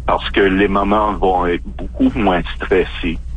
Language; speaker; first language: French; non-native, local second language; English